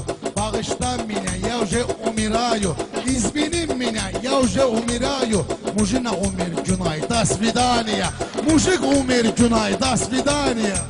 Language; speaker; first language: Russian; non-native, learner; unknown